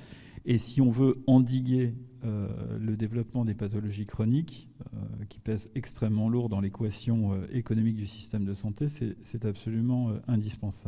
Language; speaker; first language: French; native; French